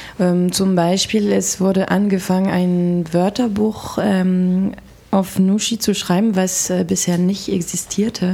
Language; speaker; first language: German; non-native, fluent; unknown